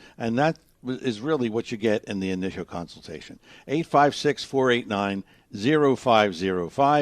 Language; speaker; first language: English; native; English